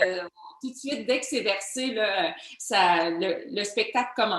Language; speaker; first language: French; native; French